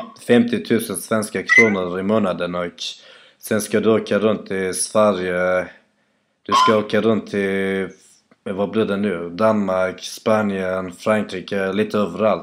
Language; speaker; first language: Swedish; native; Swedish